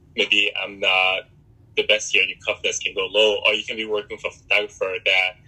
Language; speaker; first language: English; early bilingual, other home language; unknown